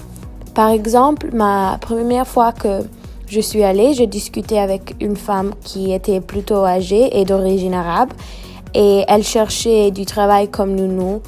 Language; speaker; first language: French; non-native, fluent; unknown